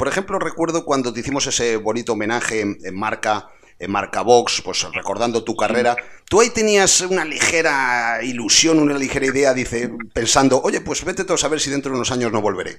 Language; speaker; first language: Spanish; native; Spanish